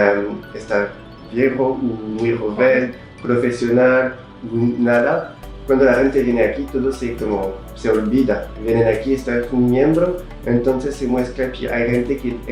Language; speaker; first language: Spanish; non-native, fluent; French